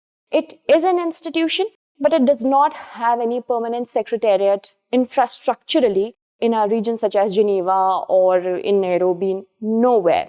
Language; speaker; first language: English; non-native, local second language; Hindi